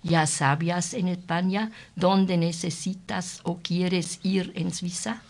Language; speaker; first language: Spanish; non-native, learner; German